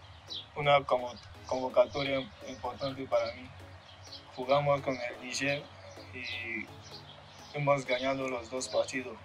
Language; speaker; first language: Spanish; non-native, learner; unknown